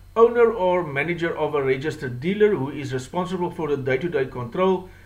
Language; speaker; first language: English; non-native, local second language; Afrikaans